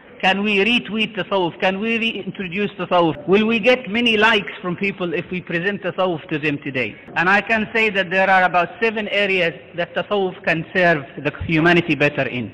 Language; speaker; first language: English; non-native, fluent; Arabic